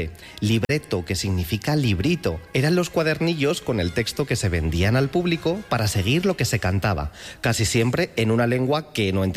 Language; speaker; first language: Spanish; native; Spanish